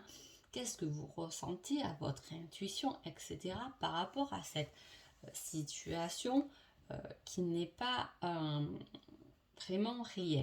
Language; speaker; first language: French; native; French